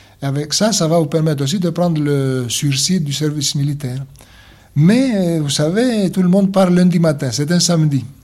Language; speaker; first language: French; non-native, fluent; Greek